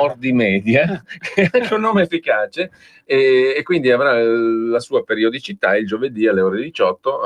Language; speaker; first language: Italian; native; Italian